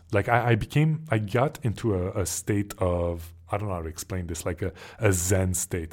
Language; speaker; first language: English; native; English